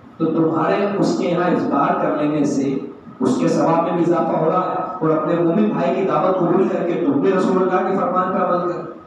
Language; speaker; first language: Urdu; native; Urdu